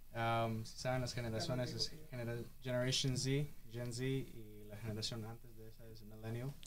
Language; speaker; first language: Spanish; early bilingual, heritage; Spanish